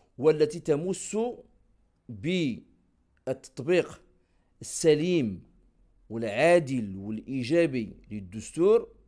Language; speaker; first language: Arabic; native; Arabic